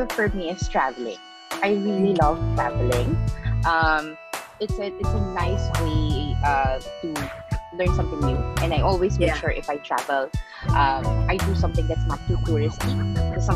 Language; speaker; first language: English; non-native, local second language; Filipino